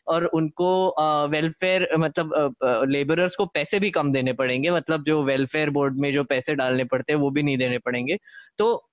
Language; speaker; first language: Hindi; non-native, local second language; Marathi